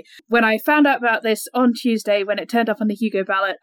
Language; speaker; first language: English; native; English